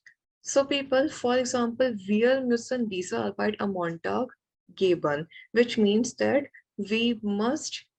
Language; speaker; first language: German; non-native, fluent; Malayalam